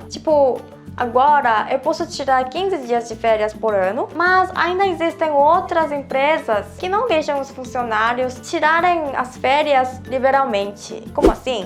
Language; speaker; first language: Portuguese; non-native, fluent; Korean